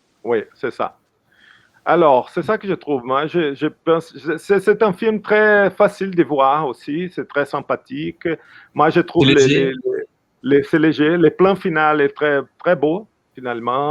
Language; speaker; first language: French; non-native, fluent; Portuguese